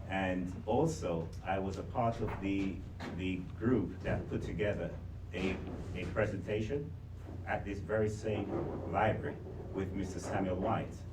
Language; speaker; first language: English; native; English